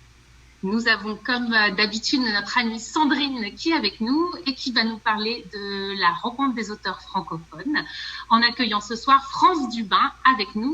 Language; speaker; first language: French; native; French